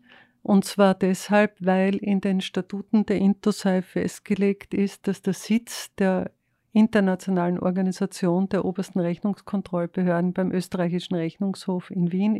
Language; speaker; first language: German; native; German